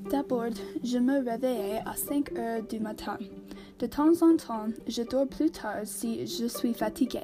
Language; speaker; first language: French; non-native, learner; English